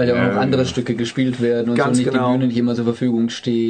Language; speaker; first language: German; native; German